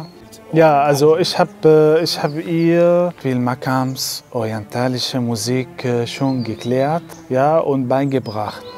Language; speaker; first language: German; non-native, learner; Arabic